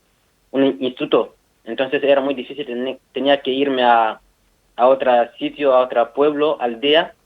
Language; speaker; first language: Spanish; non-native, fluent; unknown